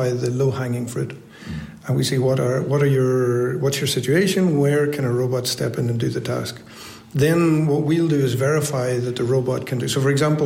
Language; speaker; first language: English; native; English